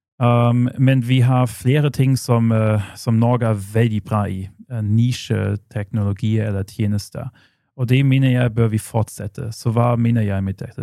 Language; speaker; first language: Norwegian; non-native, fluent; German